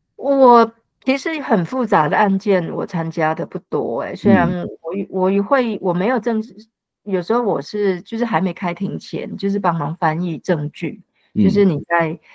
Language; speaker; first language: Chinese; non-native, fluent; Cantonese